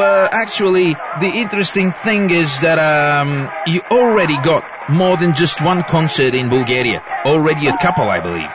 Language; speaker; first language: English; non-native, fluent; Bulgarian